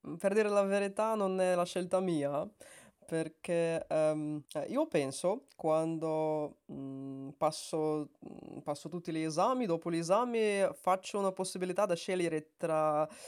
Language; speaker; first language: Italian; non-native, learner; Russian